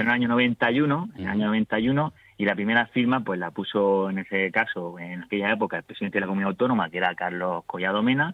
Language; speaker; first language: Spanish; native; Spanish